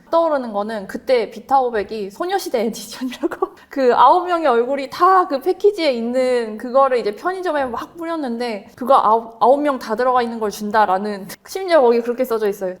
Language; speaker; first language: Korean; native; Korean